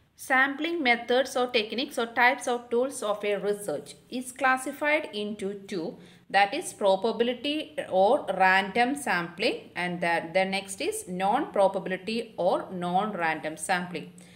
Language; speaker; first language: English; non-native, local second language; Malayalam